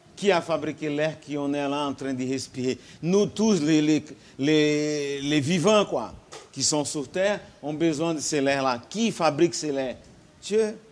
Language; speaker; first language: French; non-native, fluent; Portuguese